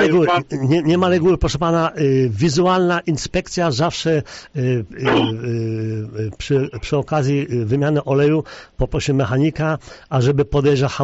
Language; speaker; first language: Polish; native; Polish